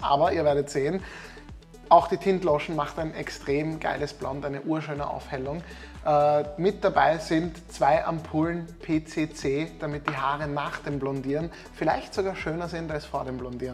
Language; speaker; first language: German; native; German